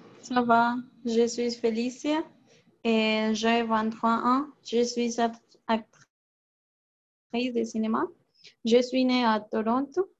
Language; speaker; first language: French; non-native, learner; Spanish